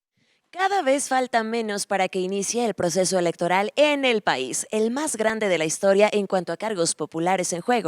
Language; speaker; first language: Spanish; native; Spanish